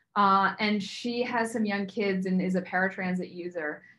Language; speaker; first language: English; native; English